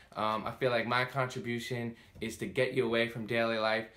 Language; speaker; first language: English; native; English